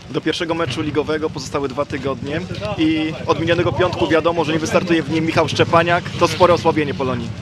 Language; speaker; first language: Polish; native; Polish